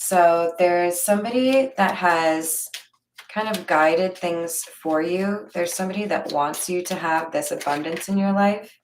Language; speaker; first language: English; native; English